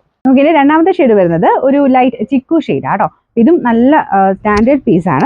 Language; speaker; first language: Malayalam; native; Malayalam